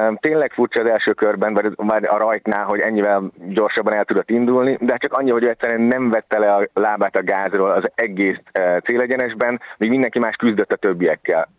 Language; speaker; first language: Hungarian; native; Hungarian